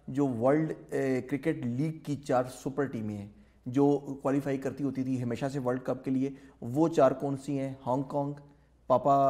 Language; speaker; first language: Urdu; native; Urdu